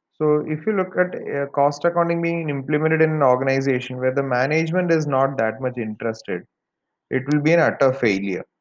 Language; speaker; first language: English; non-native, local second language; Malayalam